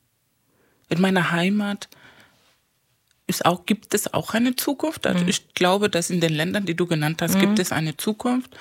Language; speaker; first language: German; non-native, fluent; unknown